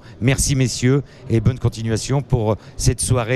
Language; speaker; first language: French; native; French